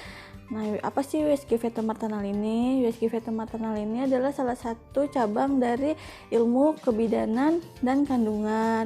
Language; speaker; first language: Indonesian; native; Indonesian